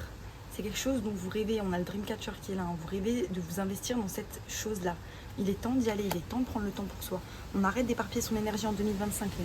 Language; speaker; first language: French; native; French